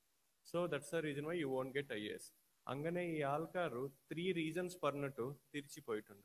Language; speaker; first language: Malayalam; non-native, learner; Telugu